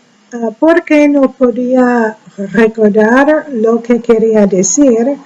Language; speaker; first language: Spanish; non-native, learner; English